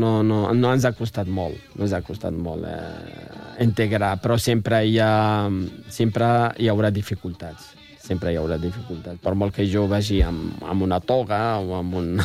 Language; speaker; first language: Catalan; non-native, fluent; Riffian